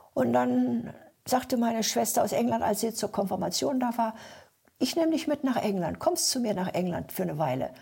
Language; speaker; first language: German; native; German